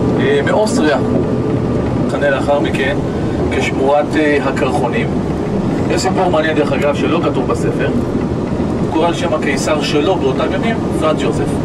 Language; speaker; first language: Hebrew; native; Hebrew